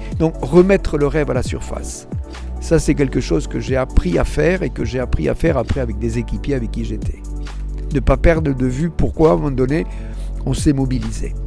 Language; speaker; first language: French; native; French